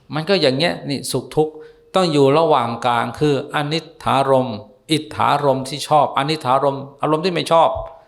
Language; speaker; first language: Thai; native; Thai